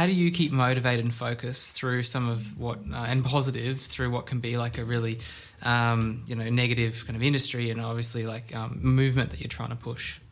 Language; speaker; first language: English; native; English